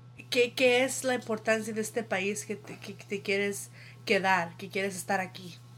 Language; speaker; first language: Spanish; early bilingual, heritage; Spanish